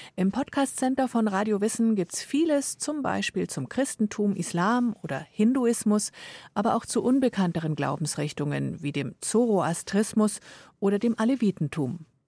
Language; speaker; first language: German; native; German